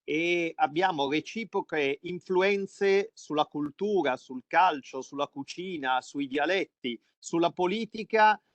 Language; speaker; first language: Italian; native; Italian